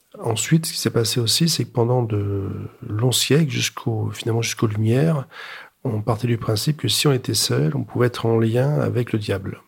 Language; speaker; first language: French; native; French